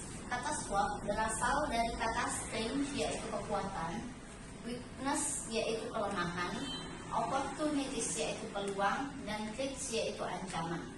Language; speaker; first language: Indonesian; native; Indonesian